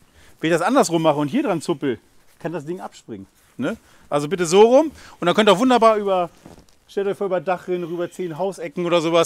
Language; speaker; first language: German; native; German